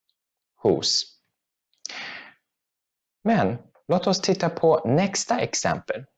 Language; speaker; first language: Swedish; non-native, fluent; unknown